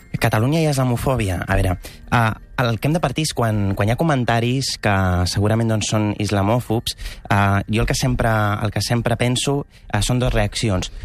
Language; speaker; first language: Catalan; early bilingual, other home language; Arabic